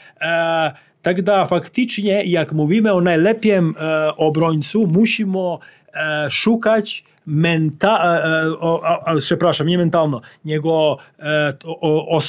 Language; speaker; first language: Polish; non-native, learner; Serbian